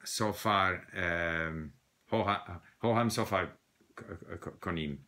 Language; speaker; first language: Persian; non-native, learner; English